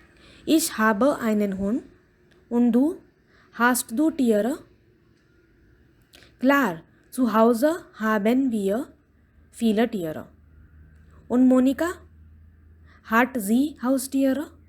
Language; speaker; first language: German; non-native, fluent; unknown